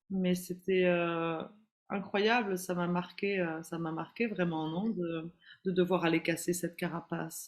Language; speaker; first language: French; native; French